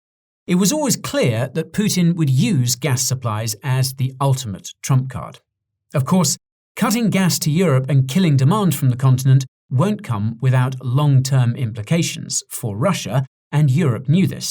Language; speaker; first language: English; native; English